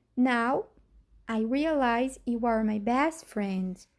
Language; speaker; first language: English; non-native, fluent; Portuguese